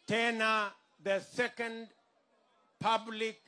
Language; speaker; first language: English; non-native, local second language; Kalenjin